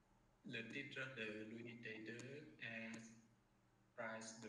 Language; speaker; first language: French; non-native, learner; Khmer